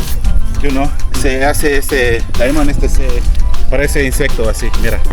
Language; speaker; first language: Spanish; non-native, learner; Filipino